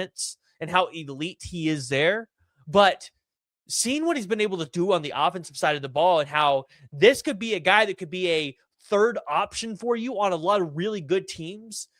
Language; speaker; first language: English; native; English